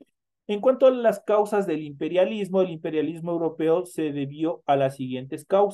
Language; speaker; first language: Spanish; native; Spanish